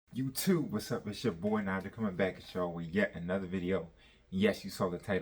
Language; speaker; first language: English; native; English